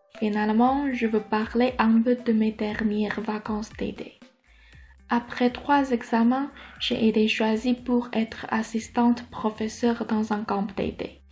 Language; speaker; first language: French; non-native, learner; Chinese